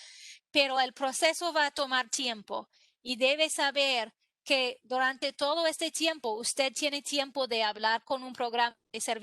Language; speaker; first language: Spanish; non-native, fluent; English